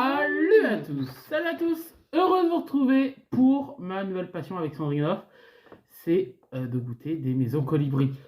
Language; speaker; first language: French; native; French